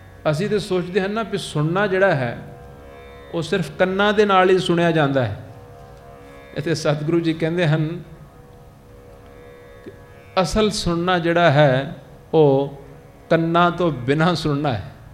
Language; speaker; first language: Punjabi; early bilingual, heritage; Punjabi